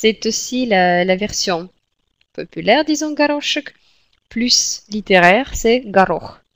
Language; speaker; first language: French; non-native, fluent; Russian